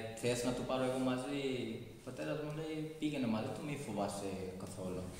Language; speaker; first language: Greek; non-native, fluent; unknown